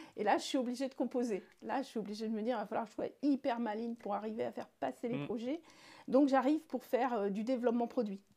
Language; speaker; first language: French; native; French